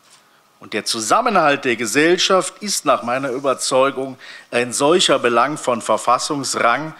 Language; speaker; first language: German; native; German